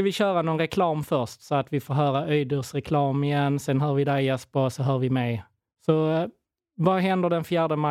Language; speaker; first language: Swedish; native; Swedish